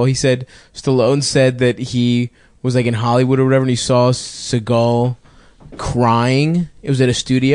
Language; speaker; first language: English; native; English